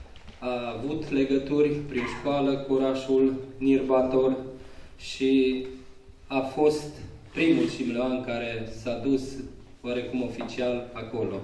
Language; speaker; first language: Romanian; native; Romanian